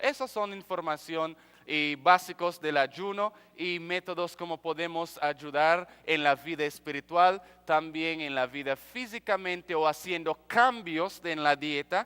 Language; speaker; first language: Spanish; non-native, fluent; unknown